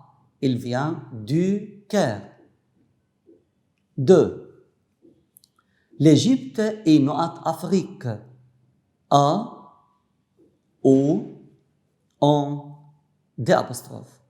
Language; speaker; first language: French; non-native, fluent; Arabic